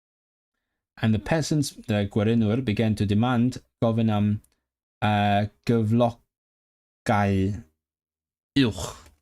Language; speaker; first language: Welsh; non-native, learner; Cantonese